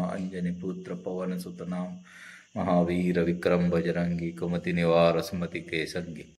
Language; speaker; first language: Hindi; non-native, local second language; Marathi